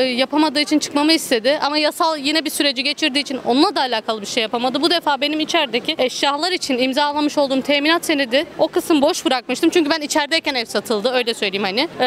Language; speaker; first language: Turkish; early bilingual, heritage; Turkish